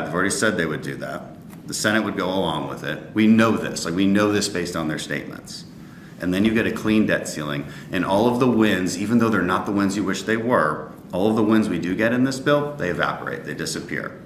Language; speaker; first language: English; native; English